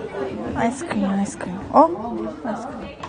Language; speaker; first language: Korean; non-native, learner; Japanese